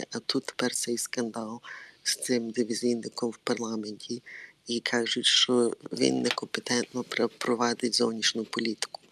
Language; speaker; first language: Ukrainian; early bilingual, heritage; Ukrainian